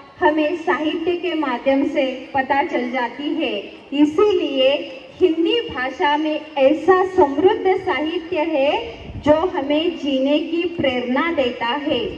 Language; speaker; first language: Hindi; non-native, local second language; Marathi